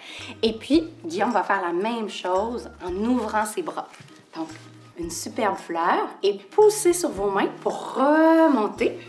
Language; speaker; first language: French; native; French